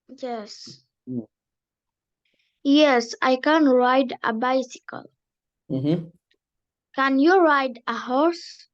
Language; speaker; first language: English; non-native, learner; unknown